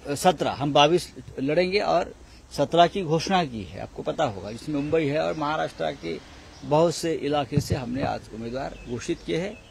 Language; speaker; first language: Hindi; non-native, local second language; Marathi